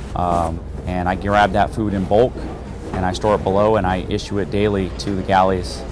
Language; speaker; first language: English; native; English